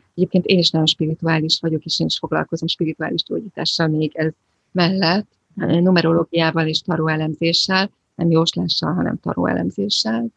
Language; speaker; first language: Hungarian; native; Hungarian